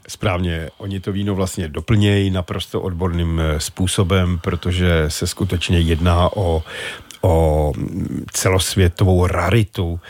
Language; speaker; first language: Czech; native; Czech